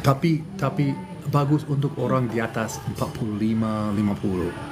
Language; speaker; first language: Indonesian; non-native, learner; English